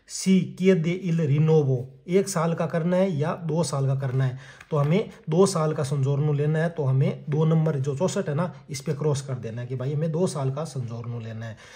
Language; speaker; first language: Hindi; native; Hindi